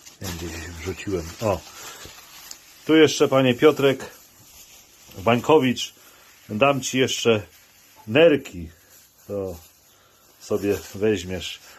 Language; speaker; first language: Polish; native; Polish